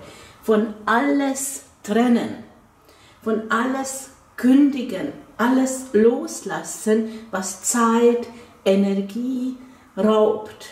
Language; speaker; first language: German; non-native, fluent; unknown